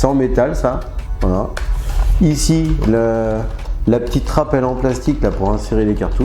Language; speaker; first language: French; native; French